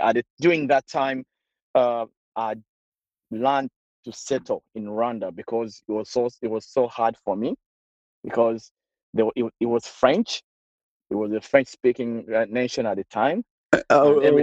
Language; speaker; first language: English; non-native, local second language; Ganda